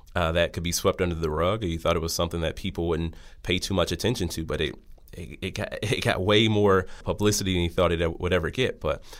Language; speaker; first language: English; native; English